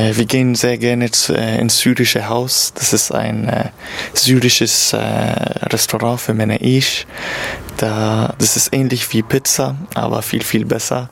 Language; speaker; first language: German; non-native, fluent; Arabic